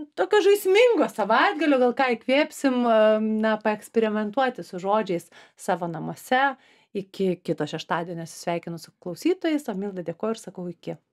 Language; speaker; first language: Lithuanian; native; Lithuanian